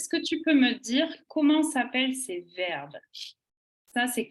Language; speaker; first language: French; native; French